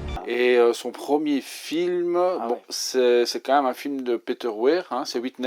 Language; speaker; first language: French; native; French